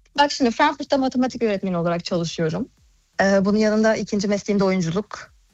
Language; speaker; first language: Turkish; early bilingual, heritage; Turkish